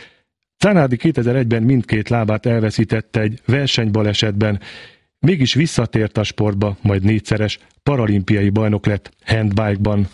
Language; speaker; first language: Hungarian; native; Hungarian